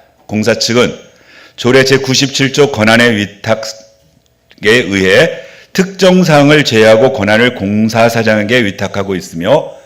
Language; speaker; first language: Korean; native; Korean